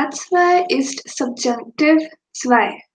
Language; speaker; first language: German; non-native, fluent; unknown